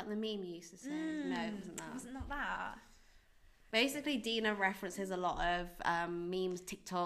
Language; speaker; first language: English; native; English